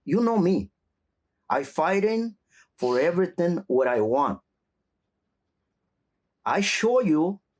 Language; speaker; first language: English; non-native, learner; Spanish